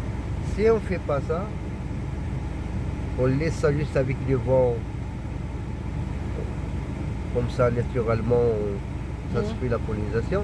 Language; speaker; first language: French; non-native, local second language; Arabic